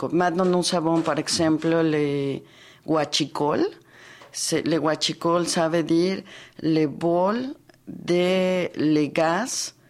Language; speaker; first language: French; non-native, fluent; Spanish